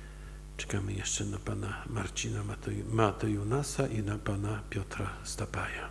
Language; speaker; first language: Polish; native; Polish